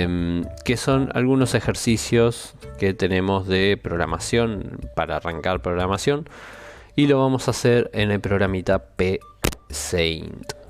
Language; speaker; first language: Spanish; native; Spanish